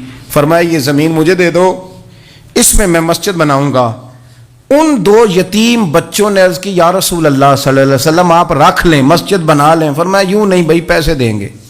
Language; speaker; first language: Urdu; native; Urdu